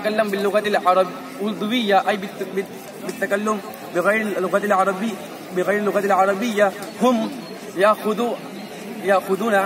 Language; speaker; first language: Arabic; non-native, learner; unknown